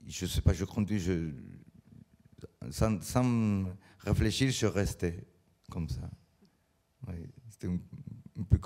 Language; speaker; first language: French; non-native, learner; Spanish